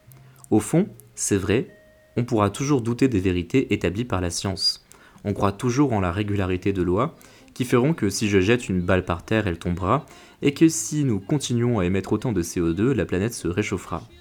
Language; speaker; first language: French; native; French